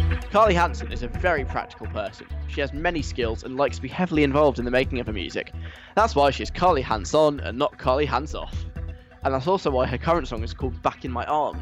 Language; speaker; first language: English; native; English